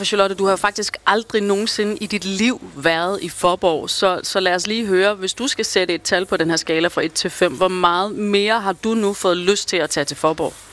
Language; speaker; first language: Danish; native; Danish